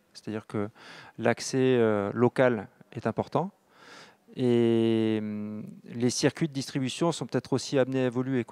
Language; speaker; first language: French; native; French